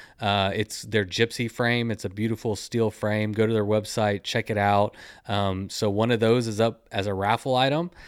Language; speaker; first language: English; native; English